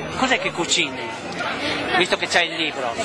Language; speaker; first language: Italian; native; Italian